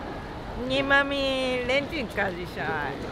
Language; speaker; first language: Polish; non-native, learner; Japanese